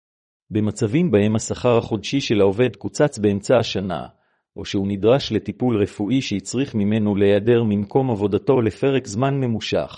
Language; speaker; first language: Hebrew; native; Hebrew